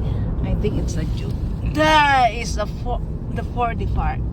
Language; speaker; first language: English; non-native, local second language; Waray